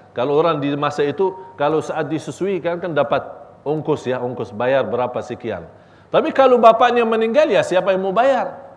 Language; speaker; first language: Malay; non-native, fluent; Arabic